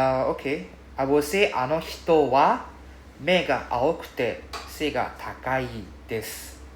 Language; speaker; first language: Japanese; non-native, fluent; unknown